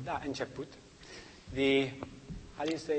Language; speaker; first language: Romanian; non-native, learner; English